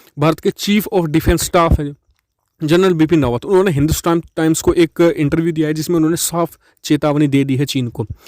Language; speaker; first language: Hindi; native; Hindi